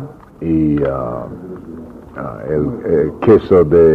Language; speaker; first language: Spanish; non-native, learner; English